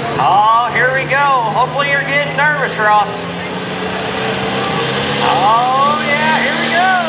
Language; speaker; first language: English; native; English